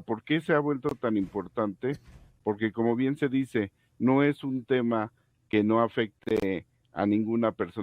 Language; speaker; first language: Spanish; native; Spanish